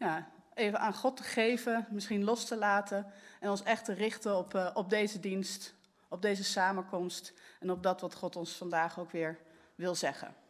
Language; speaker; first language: Dutch; native; Dutch